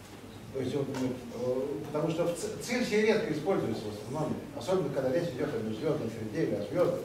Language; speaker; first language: Russian; native; Russian